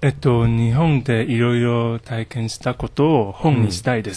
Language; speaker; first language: Japanese; non-native, fluent; Chinese